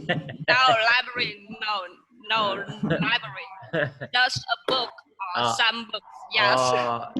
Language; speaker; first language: English; non-native, learner; Vietnamese